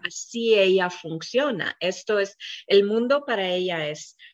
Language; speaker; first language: Spanish; non-native, fluent; Hebrew